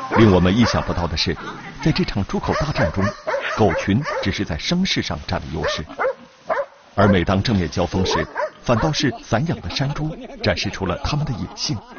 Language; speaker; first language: Chinese; native; Chinese